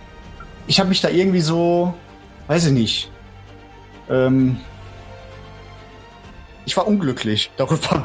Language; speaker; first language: German; native; German